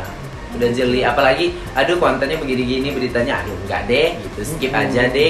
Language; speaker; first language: Indonesian; native; Indonesian